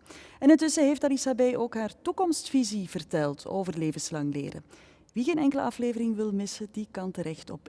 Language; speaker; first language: Dutch; native; Dutch